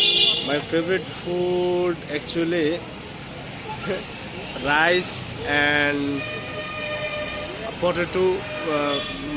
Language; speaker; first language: English; non-native, learner; Bangla